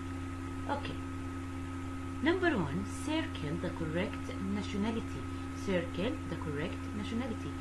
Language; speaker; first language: English; non-native, fluent; Arabic